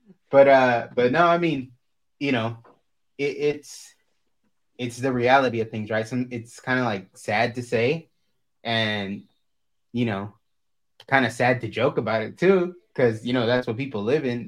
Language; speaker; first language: English; early bilingual, other home language; Spanish